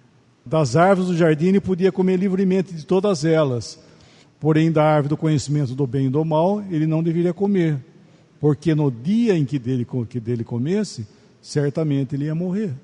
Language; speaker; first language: Portuguese; native; Portuguese